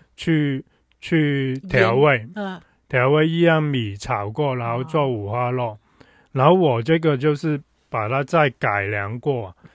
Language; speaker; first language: Chinese; non-native, local second language; Cantonese